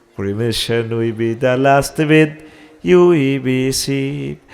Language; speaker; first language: English; non-native, local second language; Bangla